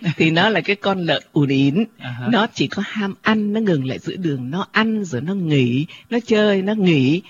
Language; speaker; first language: Vietnamese; native; Vietnamese